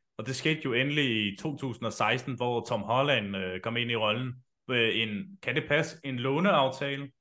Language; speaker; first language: Danish; native; Danish